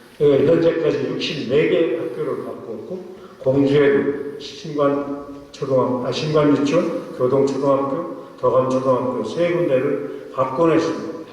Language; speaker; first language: Korean; native; Korean